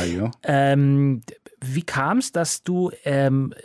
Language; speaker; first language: German; native; German